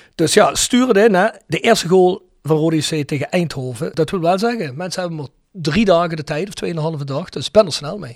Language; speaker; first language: Dutch; native; Dutch